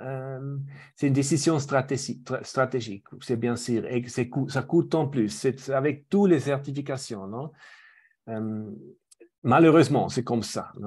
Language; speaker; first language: French; non-native, fluent; German